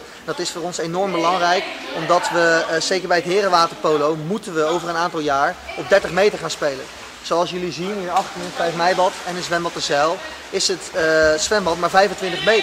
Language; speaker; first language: Dutch; native; Dutch